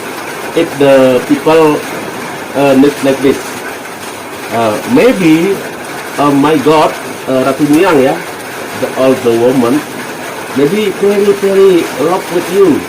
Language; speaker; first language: English; non-native, learner; Indonesian